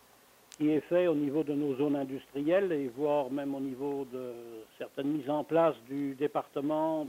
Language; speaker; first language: French; native; French